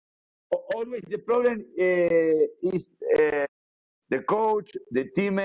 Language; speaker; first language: English; non-native, learner; Spanish